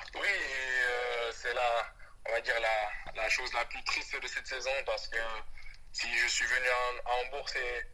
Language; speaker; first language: French; early bilingual, other home language; Wolof